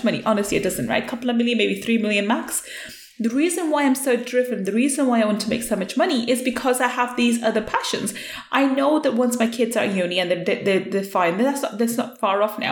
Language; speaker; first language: English; native; English